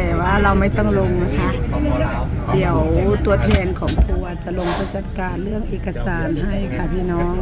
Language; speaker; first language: Thai; native; Thai